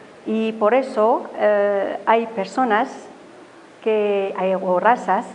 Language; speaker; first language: Spanish; non-native, learner; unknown